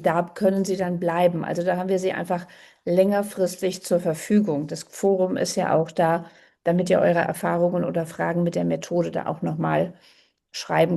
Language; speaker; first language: German; native; German